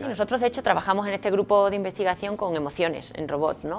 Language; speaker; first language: Spanish; native; Spanish